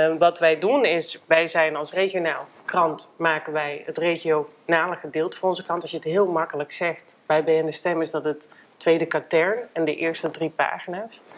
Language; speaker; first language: Dutch; native; Dutch